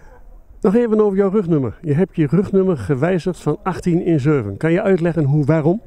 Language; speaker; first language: Dutch; native; Dutch